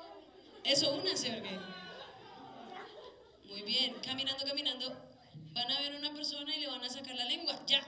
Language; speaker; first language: Spanish; native; Spanish